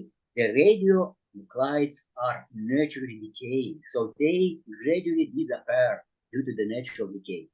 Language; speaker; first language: English; non-native, fluent; Russian